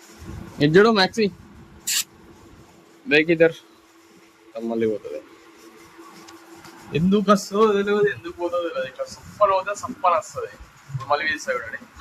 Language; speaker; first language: Telugu; native; Telugu